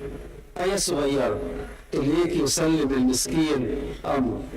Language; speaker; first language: Arabic; native; Arabic